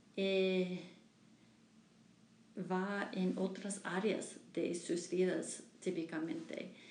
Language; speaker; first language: Spanish; non-native, learner; English